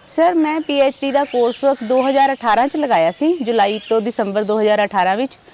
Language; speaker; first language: Punjabi; non-native, local second language; Hindi